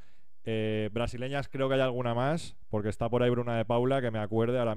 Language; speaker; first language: Spanish; native; Spanish